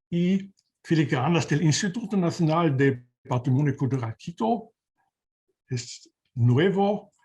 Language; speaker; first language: Spanish; non-native, learner; German